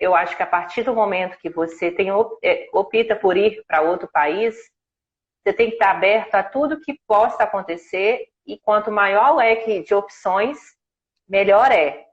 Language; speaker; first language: Portuguese; native; Portuguese